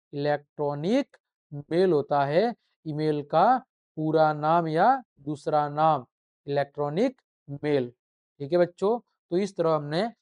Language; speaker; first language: Hindi; native; Hindi